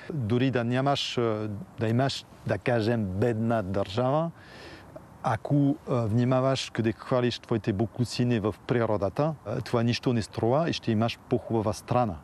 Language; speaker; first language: Bulgarian; non-native, fluent; French